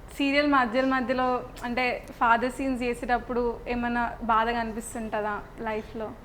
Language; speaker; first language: Telugu; native; Telugu